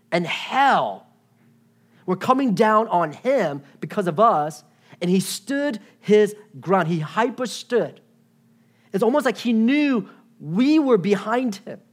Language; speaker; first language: English; native; English